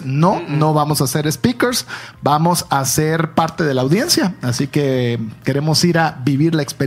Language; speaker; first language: Spanish; native; Spanish